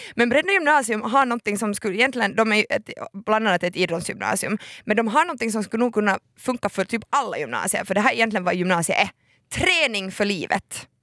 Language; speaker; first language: Swedish; native; Swedish